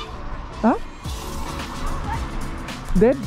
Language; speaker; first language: English; non-native, learner; Filipino